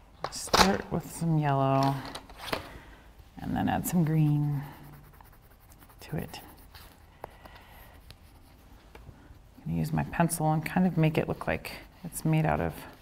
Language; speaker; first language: English; native; English